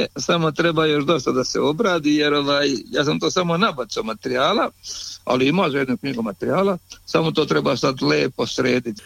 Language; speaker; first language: Serbian; native; Serbian